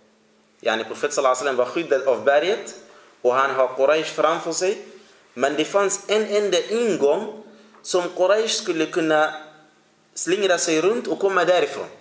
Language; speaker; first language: Swedish; early bilingual, other home language; Arabic